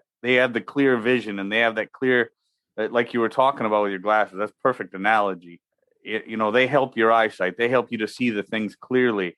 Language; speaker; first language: English; native; English